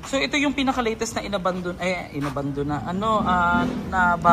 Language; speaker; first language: Filipino; native; Filipino